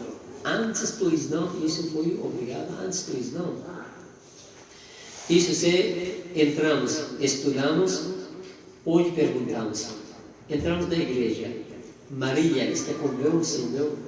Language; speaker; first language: Portuguese; non-native, fluent; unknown